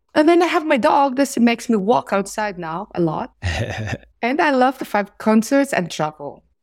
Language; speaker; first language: English; non-native, fluent; Greek